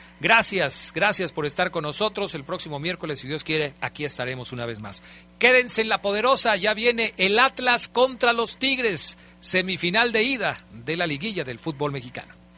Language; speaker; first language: Spanish; native; Spanish